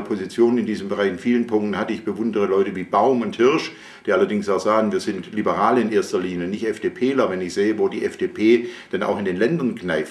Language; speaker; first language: German; native; German